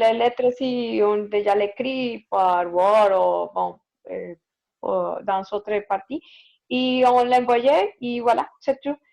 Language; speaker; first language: French; non-native, learner; Spanish